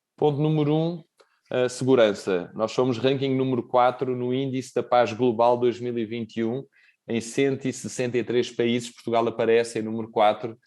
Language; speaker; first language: Portuguese; native; Portuguese